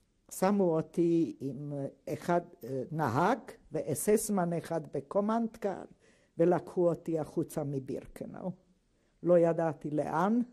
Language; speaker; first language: Hebrew; non-native, fluent; Hungarian